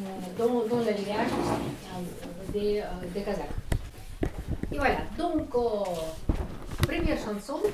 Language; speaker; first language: French; non-native, learner; Russian